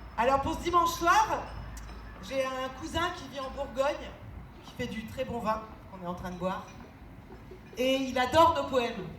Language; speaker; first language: French; native; French